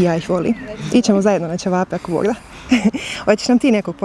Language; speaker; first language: Bosnian; native; Bosnian